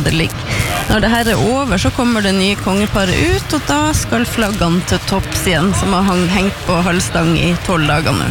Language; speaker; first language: Norwegian; native; Norwegian